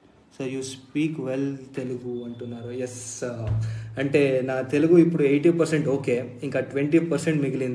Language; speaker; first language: Telugu; non-native, fluent; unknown